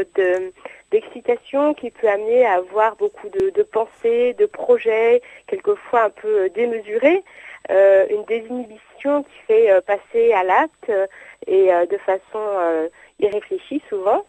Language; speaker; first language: French; native; French